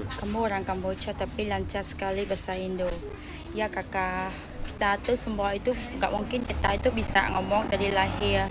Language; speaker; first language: Indonesian; non-native, fluent; Khmer